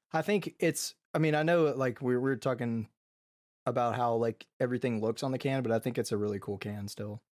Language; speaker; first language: English; native; English